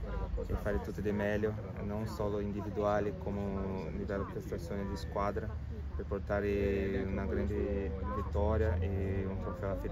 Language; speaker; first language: Italian; non-native, fluent; Portuguese